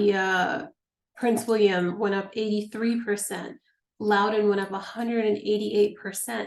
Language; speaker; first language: English; native; English